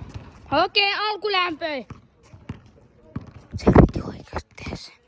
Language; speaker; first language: Finnish; native; Finnish